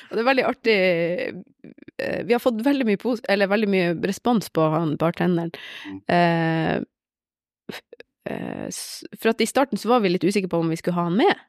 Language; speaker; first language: Norwegian; native; Norwegian